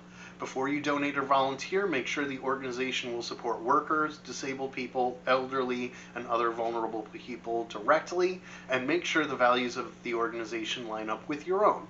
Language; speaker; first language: English; native; English